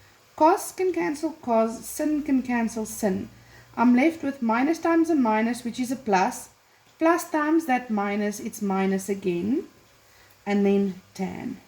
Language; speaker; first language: English; non-native, local second language; Afrikaans